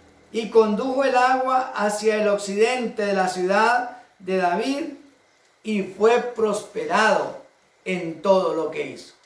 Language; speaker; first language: Spanish; native; Spanish